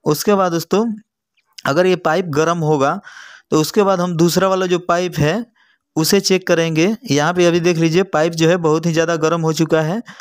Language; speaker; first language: Hindi; native; Hindi